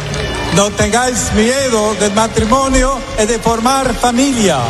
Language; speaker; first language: Spanish; non-native, fluent; English